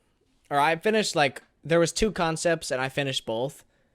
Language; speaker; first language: English; native; English